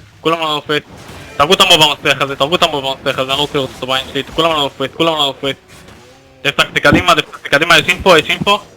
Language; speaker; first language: Hebrew; native; Hebrew